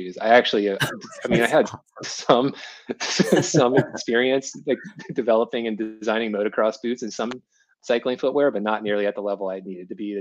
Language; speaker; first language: English; native; English